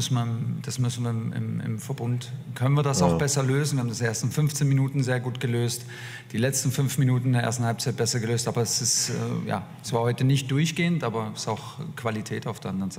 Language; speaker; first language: German; native; German